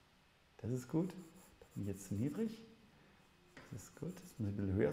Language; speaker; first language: German; native; German